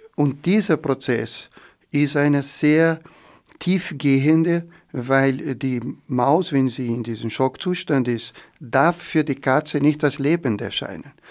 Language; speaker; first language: German; non-native, fluent; Portuguese